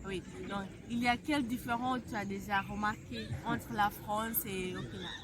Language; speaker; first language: French; non-native, fluent; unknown